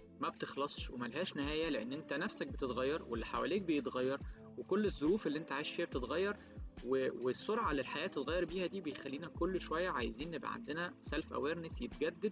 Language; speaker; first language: Arabic; native; Arabic